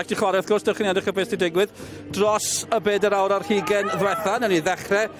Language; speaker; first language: Welsh; native; Welsh